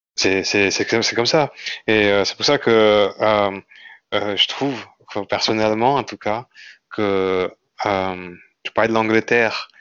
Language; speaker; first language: French; non-native, fluent; Indonesian